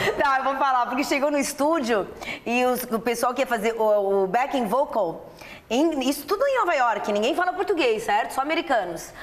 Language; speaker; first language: Portuguese; early bilingual, other home language; Italian